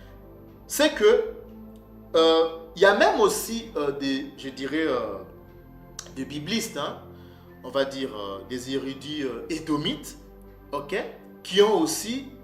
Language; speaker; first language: French; non-native, local second language; Kongo